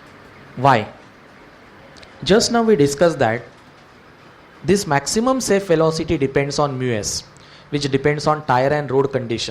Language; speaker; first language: English; non-native, local second language; Marathi